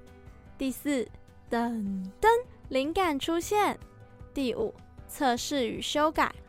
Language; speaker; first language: Chinese; native; Chinese